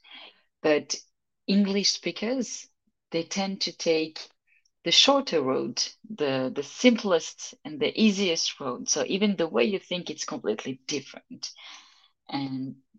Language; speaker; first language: English; non-native, fluent; French